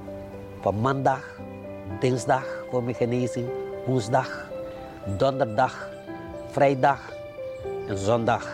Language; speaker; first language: Dutch; non-native, local second language; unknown